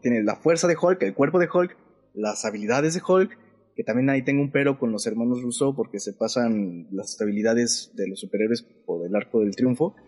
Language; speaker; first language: Spanish; native; Spanish